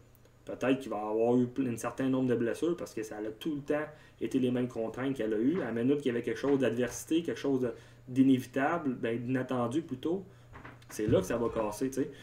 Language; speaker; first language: French; native; French